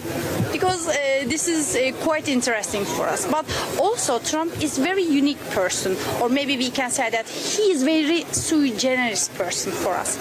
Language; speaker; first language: English; non-native, fluent; Turkish